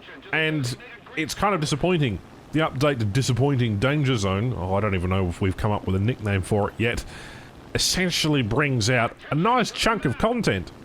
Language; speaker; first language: English; native; English